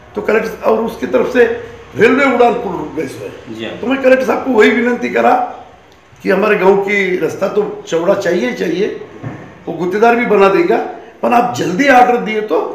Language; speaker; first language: Hindi; non-native, local second language; Marathi